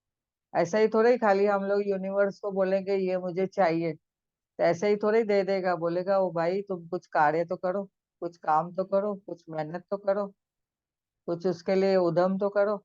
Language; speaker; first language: Hindi; native; Hindi